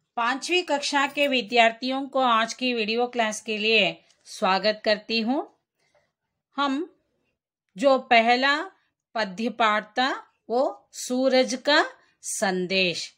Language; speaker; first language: Hindi; non-native, local second language; Kannada